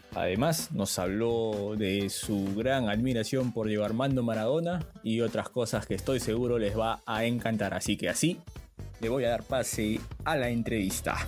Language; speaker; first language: Spanish; native; Spanish